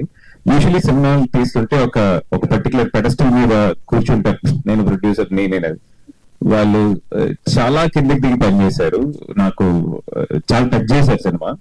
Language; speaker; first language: Telugu; native; Telugu